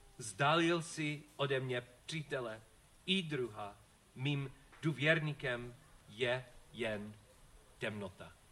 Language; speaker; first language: Czech; non-native, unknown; English